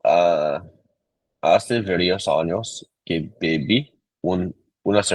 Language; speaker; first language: Spanish; non-native, learner; English